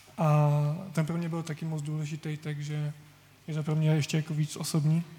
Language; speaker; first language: Czech; native; Czech